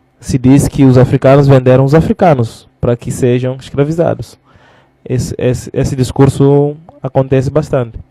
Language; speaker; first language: Portuguese; non-native, local second language; Fula